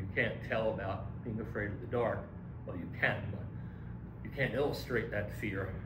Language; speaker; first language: English; native; English